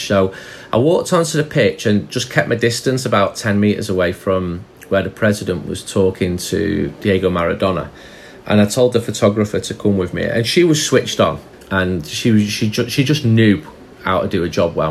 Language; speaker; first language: English; native; English